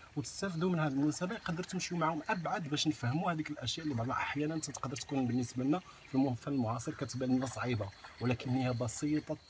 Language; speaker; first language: Arabic; native; Arabic